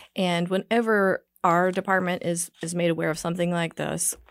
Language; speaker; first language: English; native; English